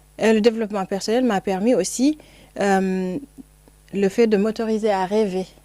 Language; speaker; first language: French; non-native, local second language; Fula